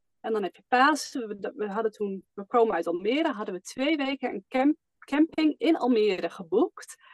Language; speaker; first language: Dutch; native; Dutch